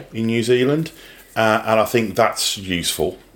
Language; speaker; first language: English; native; English